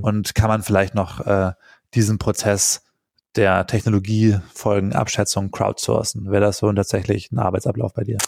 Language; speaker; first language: German; native; German